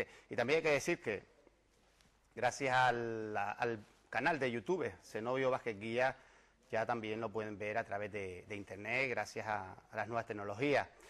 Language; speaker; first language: Spanish; native; Spanish